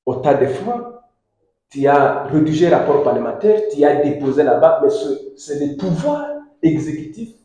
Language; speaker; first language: French; non-native, local second language; Swahili